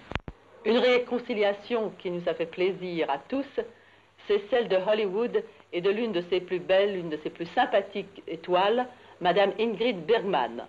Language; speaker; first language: French; native; French